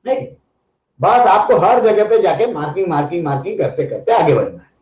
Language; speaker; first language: Hindi; non-native, local second language; Marathi